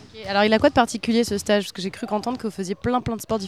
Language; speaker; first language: French; native; French